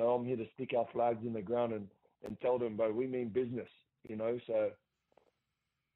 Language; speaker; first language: English; native; English